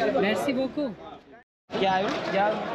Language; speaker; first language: French; non-native, learner; Hindi